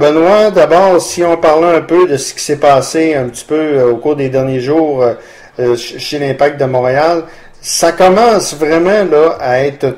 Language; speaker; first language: French; native; French